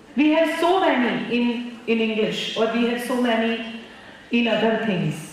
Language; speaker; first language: English; non-native, local second language; Gujarati